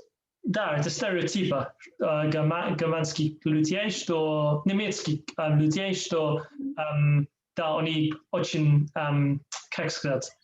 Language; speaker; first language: Russian; non-native, learner; English